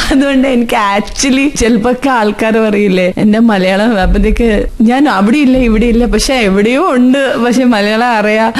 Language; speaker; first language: Malayalam; early bilingual, heritage; Malayalam